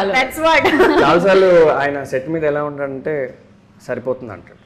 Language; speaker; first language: Telugu; native; Telugu